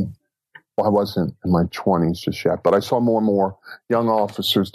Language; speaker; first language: English; native; English